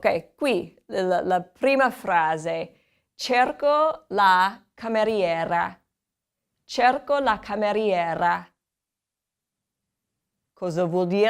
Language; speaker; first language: Italian; non-native, fluent; English